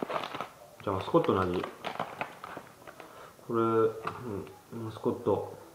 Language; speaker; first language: Japanese; early bilingual, heritage; Japanese